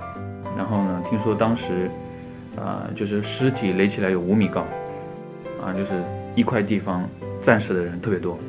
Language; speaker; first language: Chinese; native; Chinese